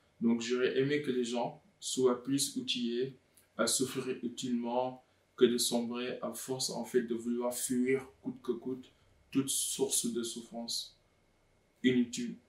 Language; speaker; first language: French; non-native, local second language; Wolof